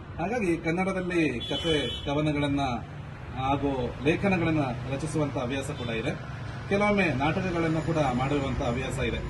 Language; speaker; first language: Kannada; non-native, local second language; Konkani